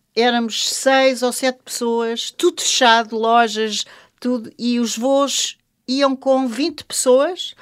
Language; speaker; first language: Portuguese; non-native, local second language; French